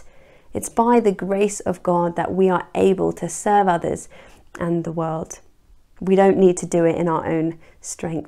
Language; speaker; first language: English; native; English